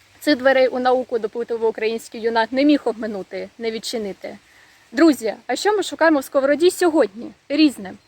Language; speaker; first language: Ukrainian; native; Ukrainian